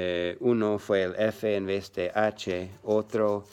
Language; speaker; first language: Spanish; non-native, learner; English